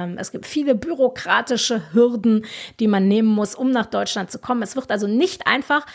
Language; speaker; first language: German; native; German